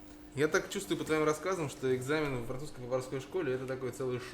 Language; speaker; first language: Russian; native; Russian